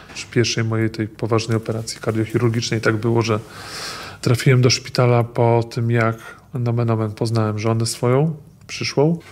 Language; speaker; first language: Polish; native; Polish